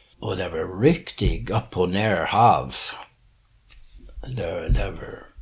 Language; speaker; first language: Swedish; early bilingual, heritage; English